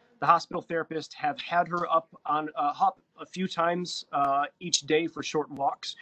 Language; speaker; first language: English; native; English